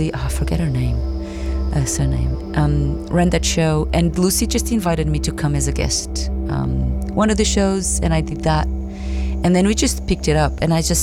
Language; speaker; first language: English; non-native, fluent; Portuguese